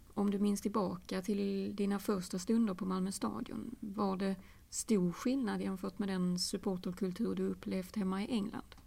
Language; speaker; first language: Swedish; native; Swedish